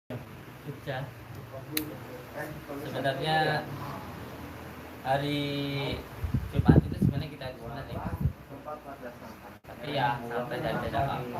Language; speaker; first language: Indonesian; non-native, local second language; Javanese